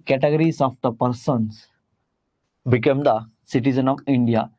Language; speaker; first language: English; non-native, local second language; Kannada